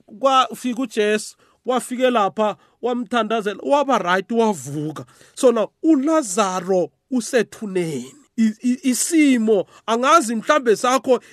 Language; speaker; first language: Zulu; non-native, local second language; South Ndebele